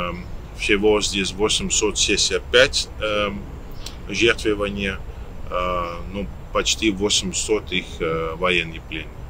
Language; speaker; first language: Russian; non-native, learner; Dutch